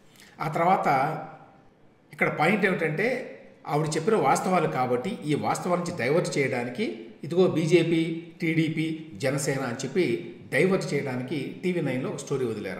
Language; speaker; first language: Telugu; native; Telugu